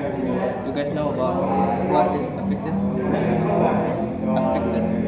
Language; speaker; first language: English; non-native, learner; Indonesian